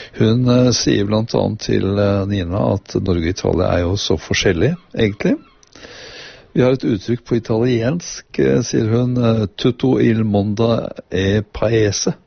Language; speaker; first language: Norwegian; native; Norwegian